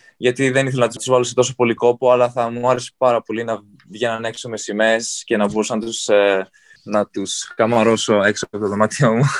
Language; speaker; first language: Greek; native; Greek